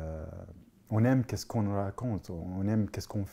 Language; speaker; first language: French; non-native, fluent; Arabic